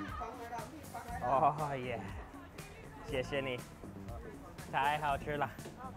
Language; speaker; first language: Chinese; non-native, learner; English